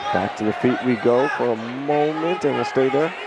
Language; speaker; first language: English; native; English